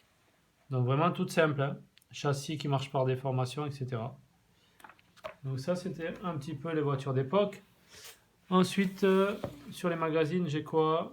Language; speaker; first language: French; native; French